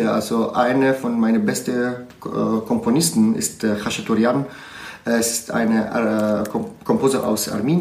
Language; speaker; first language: German; non-native, learner; Arabic